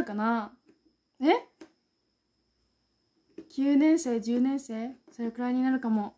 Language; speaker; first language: Japanese; native; Japanese